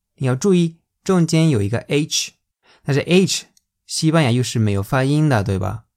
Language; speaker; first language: Chinese; non-native, fluent; Spanish